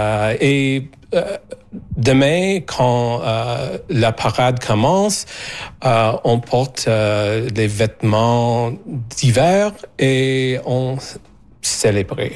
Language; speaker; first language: French; non-native, learner; English